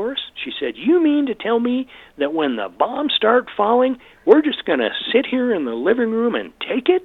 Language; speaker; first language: English; native; English